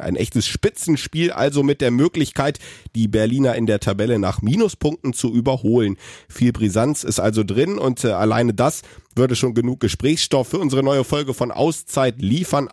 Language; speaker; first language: German; native; German